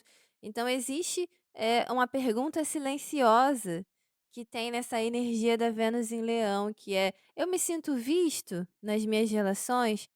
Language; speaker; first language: Portuguese; native; Portuguese